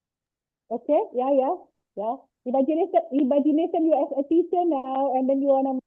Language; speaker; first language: English; non-native, learner; Indonesian